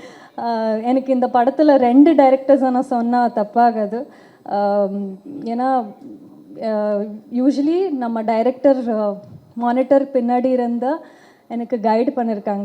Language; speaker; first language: Tamil; non-native, learner; Kannada